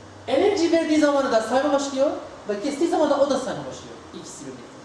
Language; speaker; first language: Turkish; non-native, learner; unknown